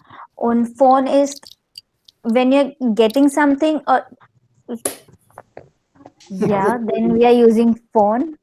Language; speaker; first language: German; non-native, learner; Hindi